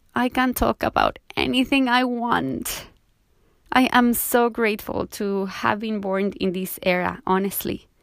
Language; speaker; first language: English; non-native, fluent; Spanish